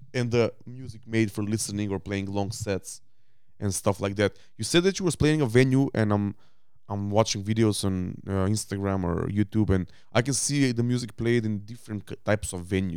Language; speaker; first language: English; non-native, fluent; Macedonian